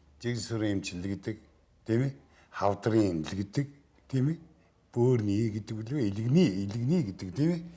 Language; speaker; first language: Mongolian; native; Mongolian